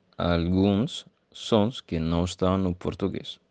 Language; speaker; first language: Portuguese; non-native, learner; Arabic